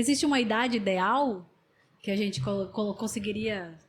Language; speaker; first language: Portuguese; native; Portuguese